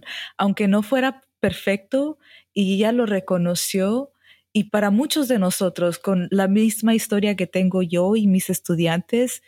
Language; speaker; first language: Spanish; early bilingual, heritage; Spanish